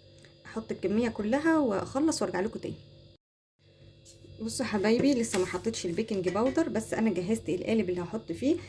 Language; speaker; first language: Arabic; native; Arabic